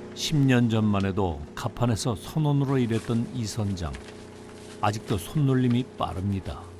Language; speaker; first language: Korean; native; Korean